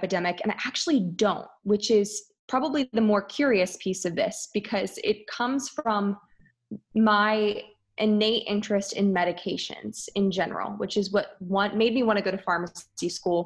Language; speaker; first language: English; native; English